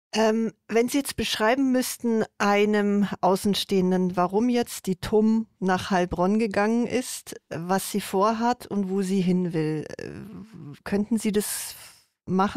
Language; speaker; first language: German; native; German